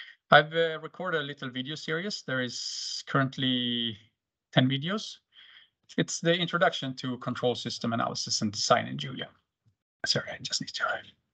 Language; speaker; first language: English; non-native, fluent; Swedish